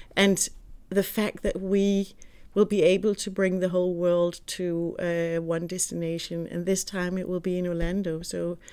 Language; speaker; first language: English; non-native, fluent; Danish